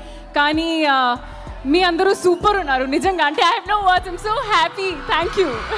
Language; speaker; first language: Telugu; non-native, local second language; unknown